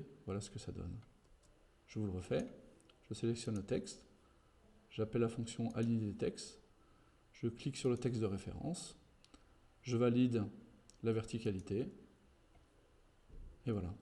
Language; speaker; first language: French; native; French